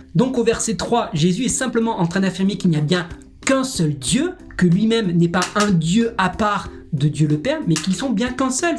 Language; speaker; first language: French; native; French